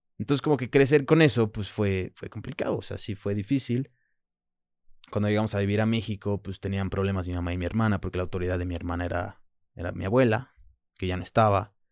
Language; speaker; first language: Spanish; early bilingual, other home language; French